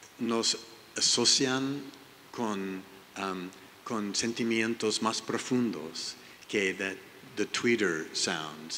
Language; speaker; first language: Spanish; non-native, learner; English